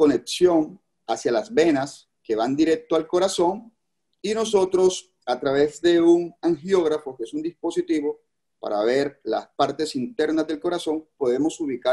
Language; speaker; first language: Spanish; native; Spanish